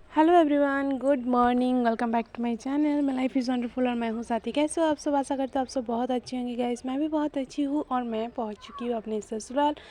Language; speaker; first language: Hindi; non-native, local second language; Bangla